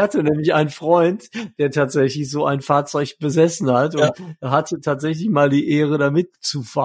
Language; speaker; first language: German; native; German